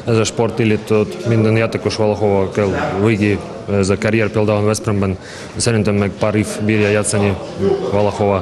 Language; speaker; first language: Hungarian; non-native, learner; Russian